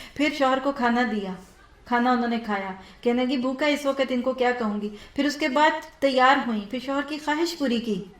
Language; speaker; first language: Urdu; native; Urdu